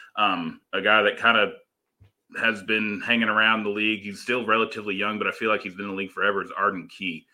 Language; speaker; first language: English; native; English